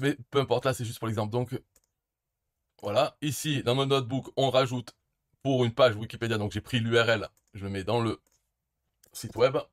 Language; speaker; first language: French; native; French